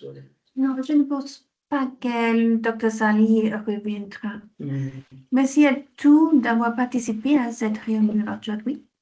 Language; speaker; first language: French; non-native, fluent; Dutch